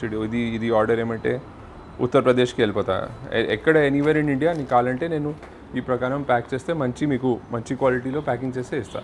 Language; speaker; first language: Telugu; non-native, local second language; Hindi